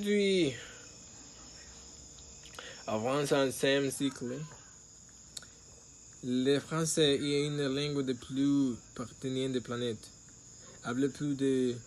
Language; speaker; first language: French; non-native, learner; Spanish